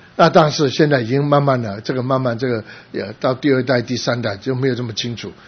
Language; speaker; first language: Chinese; early bilingual, other home language; Cantonese